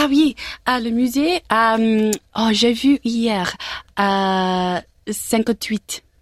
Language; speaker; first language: French; non-native, learner; English